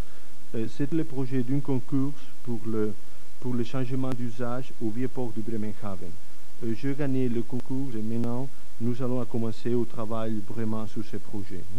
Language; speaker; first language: French; non-native, fluent; Catalan